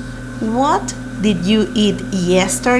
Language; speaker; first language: English; non-native, fluent; Spanish